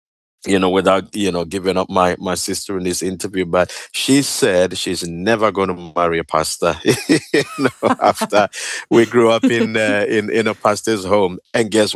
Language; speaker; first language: English; non-native, local second language; Akan